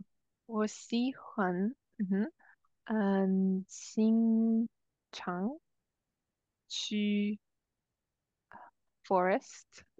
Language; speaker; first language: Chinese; non-native, learner; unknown